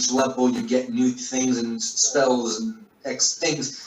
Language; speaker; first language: English; native; English